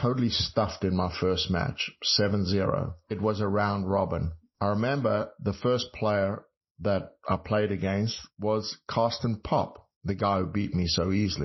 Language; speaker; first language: English; native; English